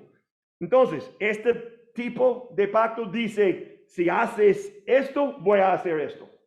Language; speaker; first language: Spanish; non-native, learner; English